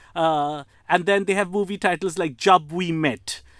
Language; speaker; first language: English; non-native, local second language; Bangla